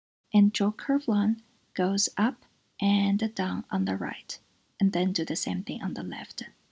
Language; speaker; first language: English; non-native, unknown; Chinese